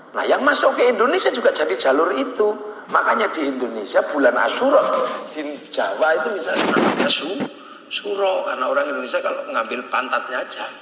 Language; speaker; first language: Indonesian; native; Indonesian